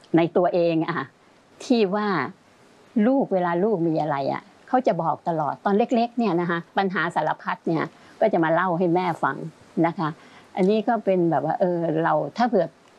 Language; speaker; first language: Thai; native; Thai